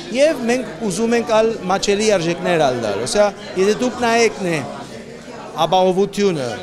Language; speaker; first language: Armenian; early bilingual, heritage; Armenian